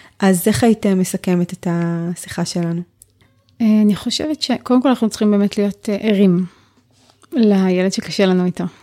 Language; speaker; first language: Hebrew; native; Hebrew